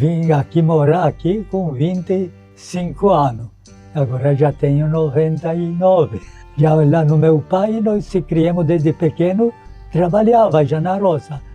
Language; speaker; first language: Portuguese; non-native, local second language; Polish